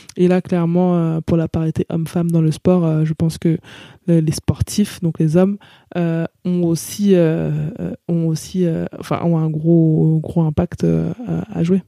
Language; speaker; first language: French; native; French